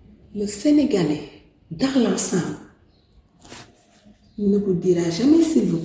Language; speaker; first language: French; non-native, local second language; Wolof